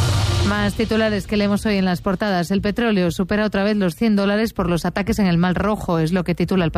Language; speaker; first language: Spanish; native; Spanish